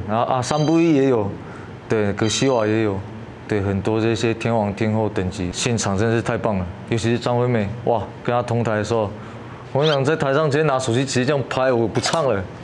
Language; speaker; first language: Chinese; native; Chinese